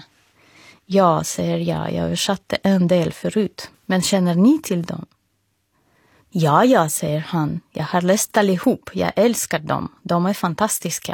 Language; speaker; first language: Swedish; non-native, fluent; Russian